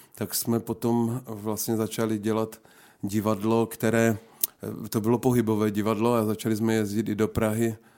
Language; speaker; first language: Czech; native; Czech